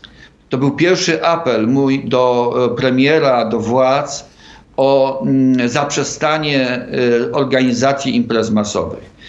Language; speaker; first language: Polish; native; Polish